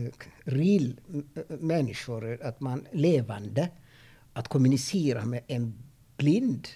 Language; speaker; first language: Swedish; non-native, fluent; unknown